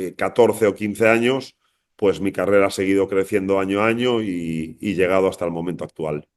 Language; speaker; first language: Spanish; native; Spanish